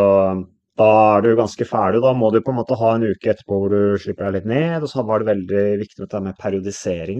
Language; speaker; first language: Norwegian; native; Norwegian